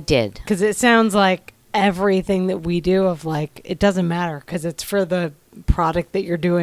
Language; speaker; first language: English; native; English